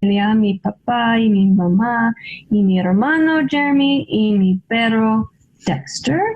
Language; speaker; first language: Spanish; non-native, learner; English